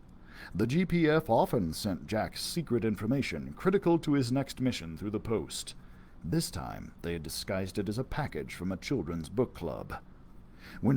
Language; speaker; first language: English; native; English